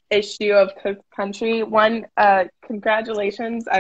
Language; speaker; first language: English; native; English